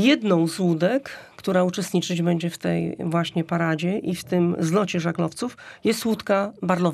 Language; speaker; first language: Polish; native; Polish